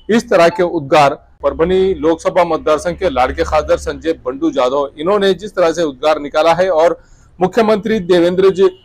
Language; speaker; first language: Hindi; non-native, local second language; Urdu